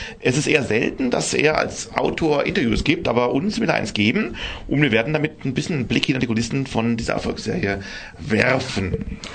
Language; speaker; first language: German; native; German